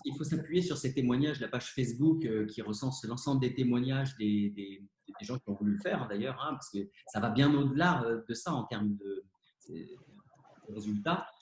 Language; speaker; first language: French; native; French